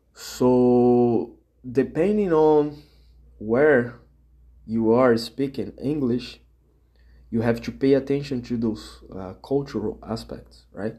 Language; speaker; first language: English; non-native, fluent; Portuguese